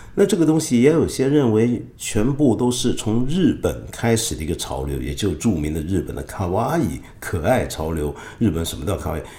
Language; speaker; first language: Chinese; non-native, local second language; Cantonese